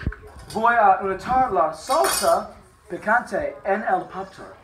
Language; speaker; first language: Spanish; non-native, learner; English